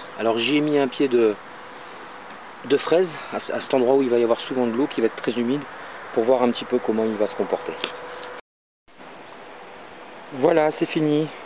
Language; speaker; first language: French; native; French